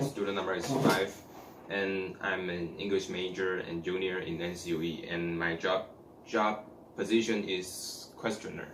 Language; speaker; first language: English; non-native, learner; Chinese